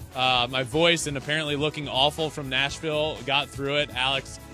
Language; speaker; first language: English; native; English